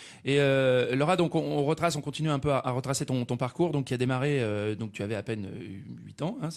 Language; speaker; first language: French; native; French